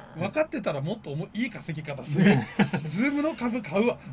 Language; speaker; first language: Japanese; native; Japanese